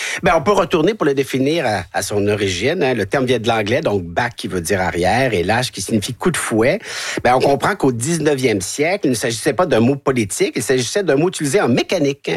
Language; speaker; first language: French; native; French